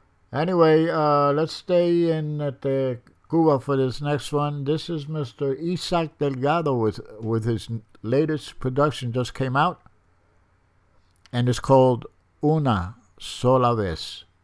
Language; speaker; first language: English; early bilingual, other home language; Spanish